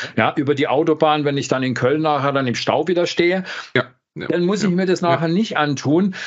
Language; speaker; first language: German; native; German